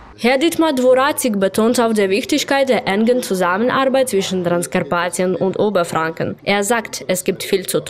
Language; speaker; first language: German; non-native, fluent; Ukrainian